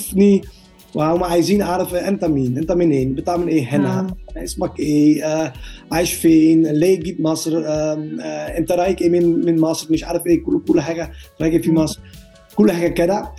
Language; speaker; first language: Arabic; non-native, learner; Dutch